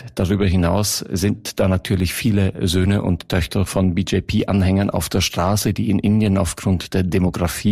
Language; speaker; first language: German; native; German